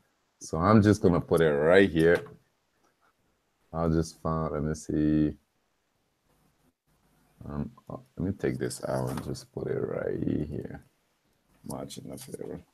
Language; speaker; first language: English; native; English